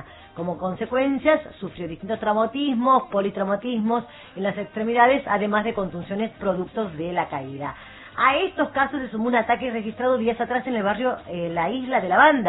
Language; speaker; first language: Spanish; native; Spanish